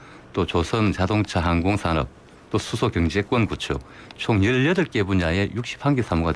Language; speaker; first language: Korean; native; Korean